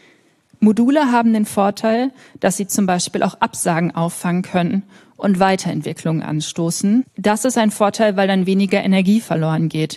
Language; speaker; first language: German; native; German